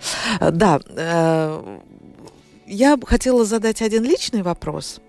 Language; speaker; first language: Russian; native; Russian